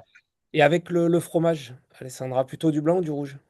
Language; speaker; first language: French; native; French